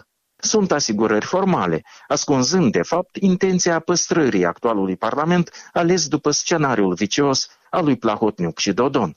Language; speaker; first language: Romanian; native; Romanian